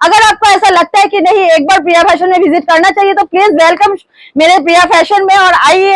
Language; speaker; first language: Hindi; non-native, local second language; Bangla